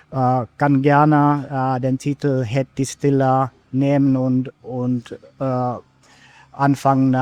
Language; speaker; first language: German; non-native, fluent; Finnish